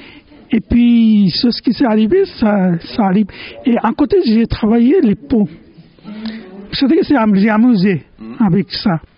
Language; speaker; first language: French; non-native, fluent; Bangla